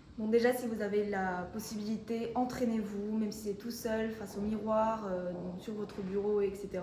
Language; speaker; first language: French; non-native, fluent; Spanish